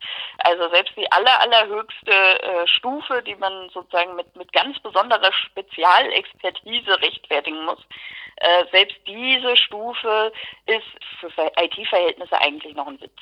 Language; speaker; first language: German; native; German